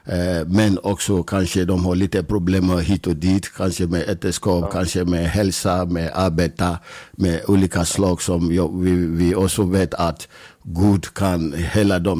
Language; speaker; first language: Swedish; non-native, fluent; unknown